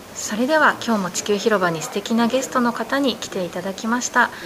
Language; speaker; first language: Japanese; native; Japanese